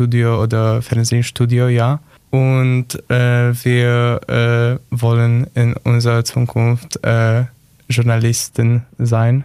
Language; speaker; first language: German; non-native, learner; Polish